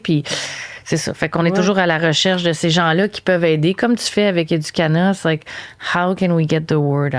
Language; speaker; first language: French; native; French